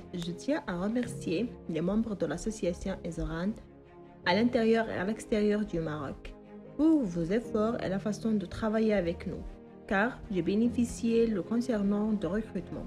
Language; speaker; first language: French; non-native, learner; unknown